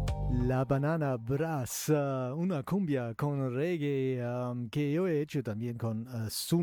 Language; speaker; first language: Spanish; non-native, learner; German